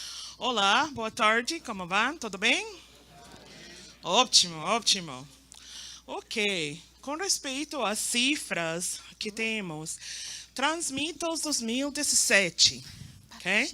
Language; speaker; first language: Portuguese; non-native, learner; Spanish